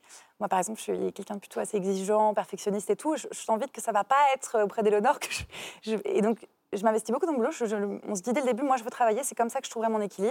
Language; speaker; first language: French; native; French